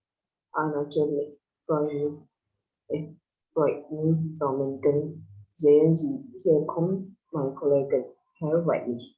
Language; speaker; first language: German; non-native, learner; Indonesian